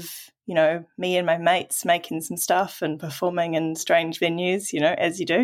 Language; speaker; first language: English; native; English